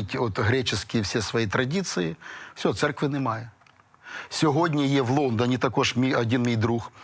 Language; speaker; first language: Ukrainian; non-native, local second language; Russian